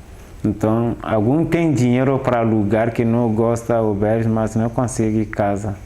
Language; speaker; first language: Portuguese; non-native, learner; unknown